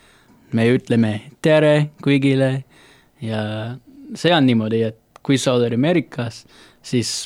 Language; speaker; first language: Estonian; non-native, learner; English